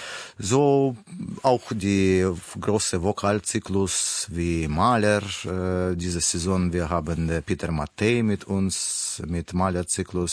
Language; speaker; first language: German; non-native, learner; Russian